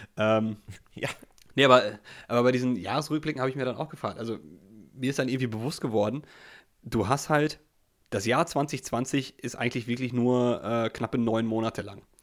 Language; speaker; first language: German; early bilingual, other home language; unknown